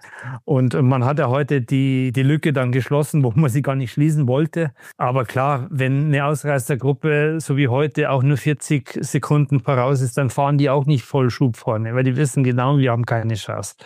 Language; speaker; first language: German; native; German